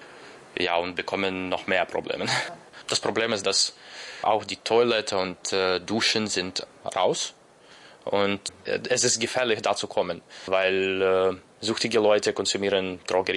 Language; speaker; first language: German; non-native, learner; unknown